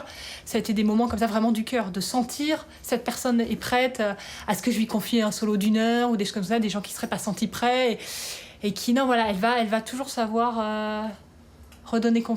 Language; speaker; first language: French; native; French